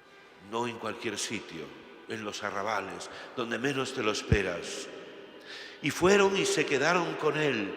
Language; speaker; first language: Spanish; native; Spanish